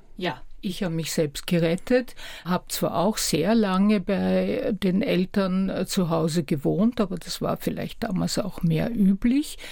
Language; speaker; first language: German; native; German